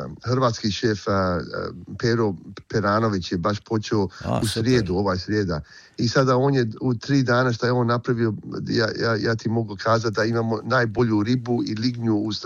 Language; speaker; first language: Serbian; early bilingual, heritage; Croatian